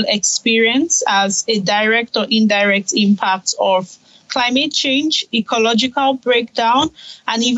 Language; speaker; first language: English; non-native, local second language; Igbo